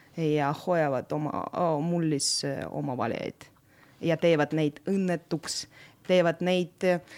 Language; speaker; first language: Estonian; non-native, local second language; Russian